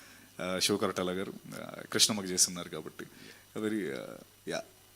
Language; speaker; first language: Telugu; native; Telugu